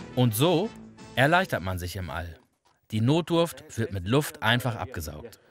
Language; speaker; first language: German; native; German